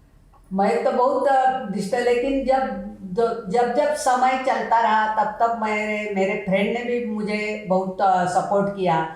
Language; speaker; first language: Hindi; non-native, local second language; Marathi